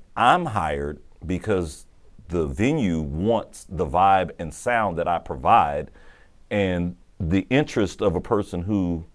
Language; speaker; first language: English; native; English